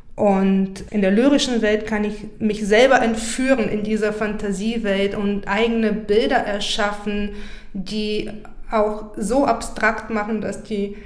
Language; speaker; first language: German; non-native, fluent; Bulgarian